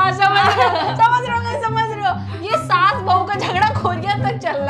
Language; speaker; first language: Hindi; non-native, learner; Korean